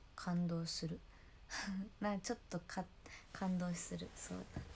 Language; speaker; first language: Japanese; native; Japanese